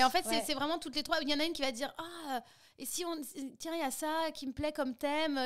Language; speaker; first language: French; native; French